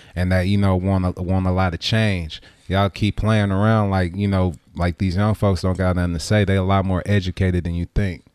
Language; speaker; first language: English; native; English